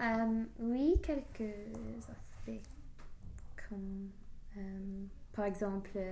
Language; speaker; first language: French; non-native, learner; English